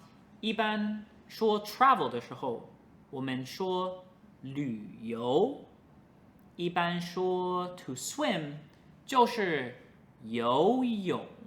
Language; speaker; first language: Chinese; non-native, fluent; English